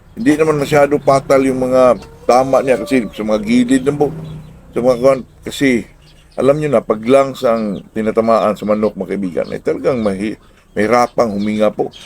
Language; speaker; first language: Filipino; non-native, local second language; Cebuano